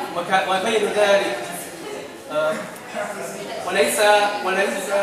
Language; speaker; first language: Arabic; non-native, learner; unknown